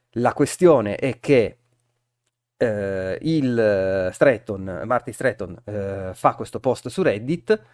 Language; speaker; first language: Italian; native; Italian